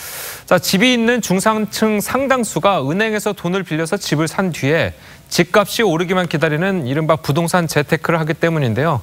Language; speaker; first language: Korean; native; Korean